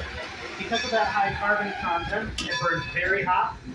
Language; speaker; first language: English; native; English